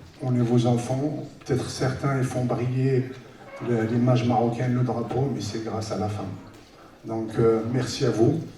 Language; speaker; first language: French; early bilingual, other home language; Tachelhit